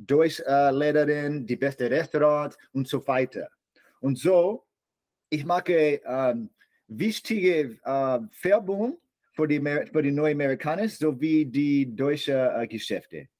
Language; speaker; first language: German; non-native, learner; English